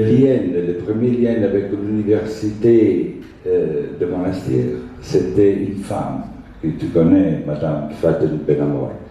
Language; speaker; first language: French; non-native, fluent; Italian